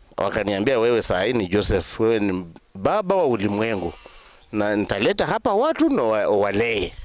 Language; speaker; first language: Swahili; non-native, local second language; Luyia